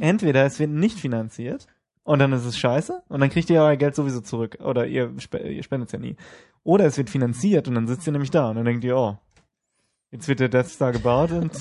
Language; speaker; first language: German; native; German